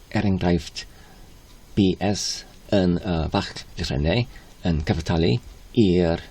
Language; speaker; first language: Welsh; non-native, learner; Polish